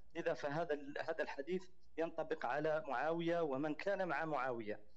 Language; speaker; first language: Arabic; native; Arabic